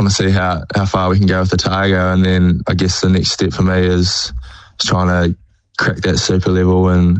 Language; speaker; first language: English; native; English